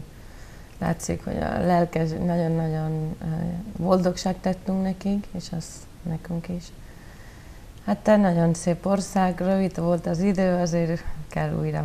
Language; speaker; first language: Hungarian; non-native, learner; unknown